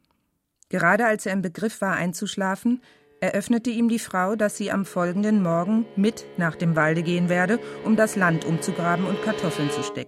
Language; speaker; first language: German; native; German